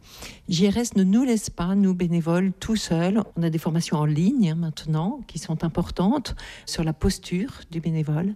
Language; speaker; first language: French; native; French